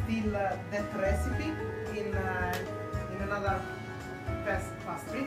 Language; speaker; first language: English; non-native, learner; Italian